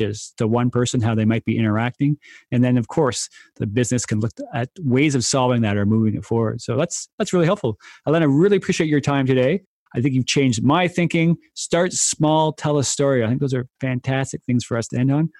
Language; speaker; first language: English; native; English